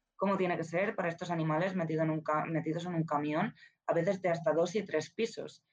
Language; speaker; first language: Spanish; native; Spanish